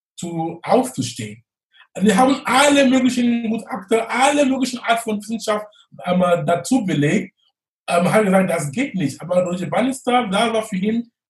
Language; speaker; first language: German; non-native, fluent; English